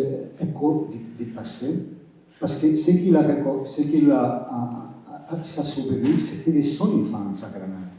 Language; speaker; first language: French; non-native, fluent; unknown